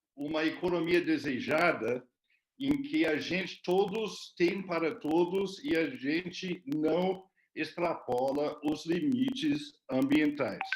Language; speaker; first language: Portuguese; non-native, fluent; English